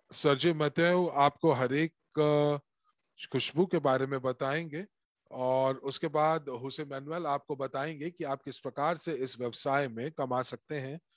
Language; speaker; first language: Hindi; native; Hindi